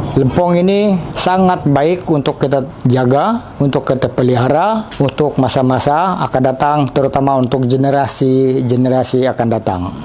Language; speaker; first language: Malay; non-native, local second language; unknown